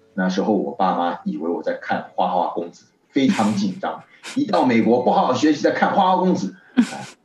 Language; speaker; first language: Chinese; native; Chinese